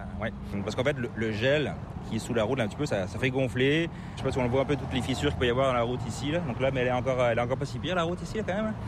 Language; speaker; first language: French; native; French